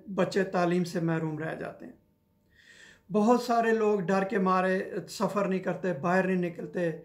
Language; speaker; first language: Urdu; non-native, local second language; Punjabi